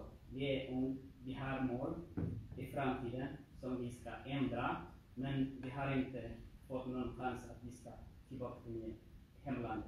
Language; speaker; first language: Swedish; non-native, learner; Tigrinya